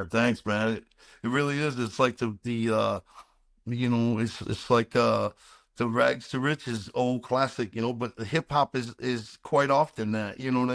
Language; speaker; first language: English; native; English